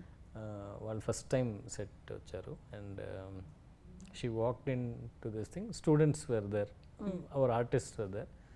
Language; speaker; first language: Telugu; non-native, learner; Tamil